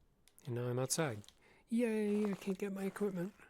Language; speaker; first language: English; native; English